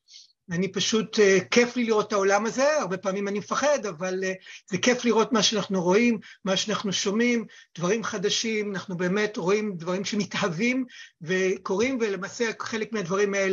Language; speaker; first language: Hebrew; native; Hebrew